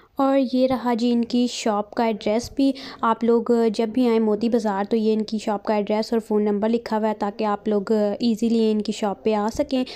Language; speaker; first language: Urdu; native; Urdu